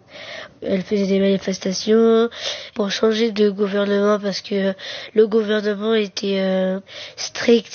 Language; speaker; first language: French; early bilingual, other home language; Arabic